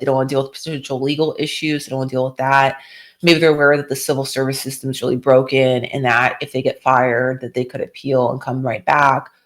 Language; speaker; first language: English; native; English